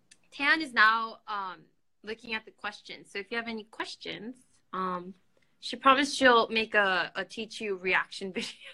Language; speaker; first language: English; early bilingual, other home language; Korean